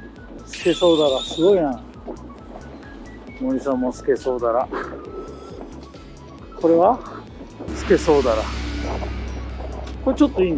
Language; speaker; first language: Japanese; native; Japanese